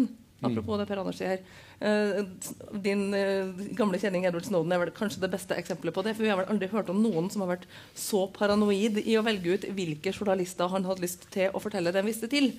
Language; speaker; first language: Norwegian; native; Norwegian